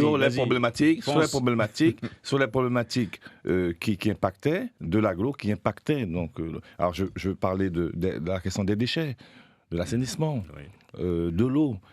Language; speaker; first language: French; native; French